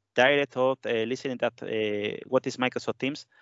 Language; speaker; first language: English; non-native, fluent; Spanish